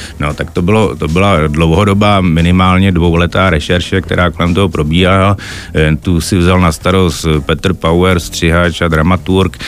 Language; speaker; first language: Czech; native; Czech